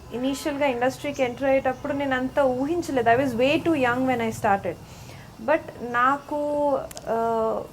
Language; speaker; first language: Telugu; native; Telugu